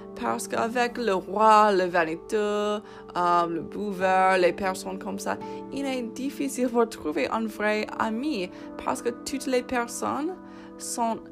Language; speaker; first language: French; non-native, fluent; English